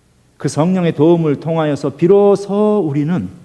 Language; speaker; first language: Korean; native; Korean